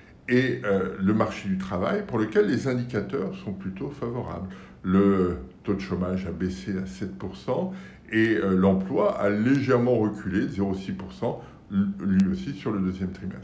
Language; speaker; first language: French; native; French